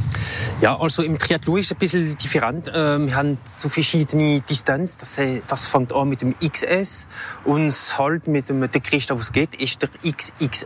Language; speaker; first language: German; non-native, local second language; French